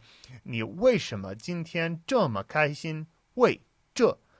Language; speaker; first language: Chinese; non-native, fluent; English